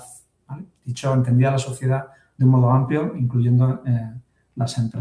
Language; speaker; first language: Spanish; native; Spanish